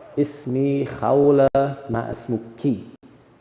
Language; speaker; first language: Arabic; non-native, learner; English